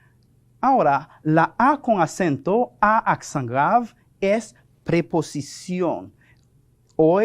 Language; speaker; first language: Spanish; non-native, fluent; French